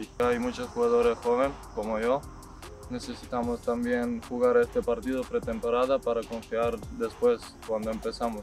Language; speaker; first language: Spanish; non-native, learner; Serbian